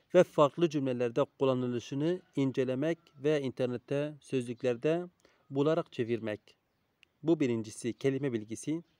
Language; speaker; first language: Turkish; native; Turkish